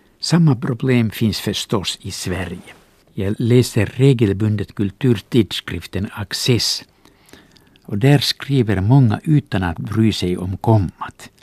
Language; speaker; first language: Swedish; non-native, local second language; Finnish